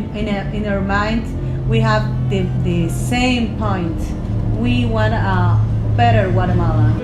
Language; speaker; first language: English; non-native, learner; Spanish